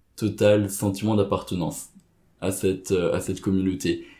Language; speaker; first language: French; native; French